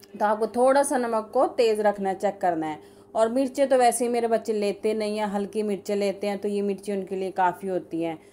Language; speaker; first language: Urdu; native; Urdu